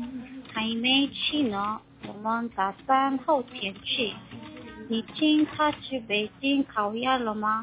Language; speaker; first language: Chinese; non-native, learner; Korean